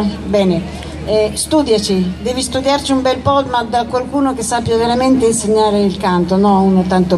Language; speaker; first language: Italian; native; Italian